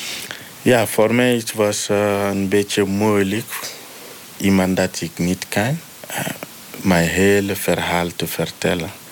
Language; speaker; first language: Dutch; non-native, learner; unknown